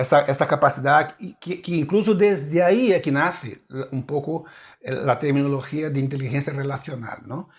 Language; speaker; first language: Spanish; non-native, fluent; Portuguese